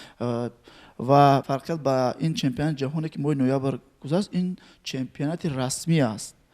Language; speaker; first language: Tajik; native; Tajik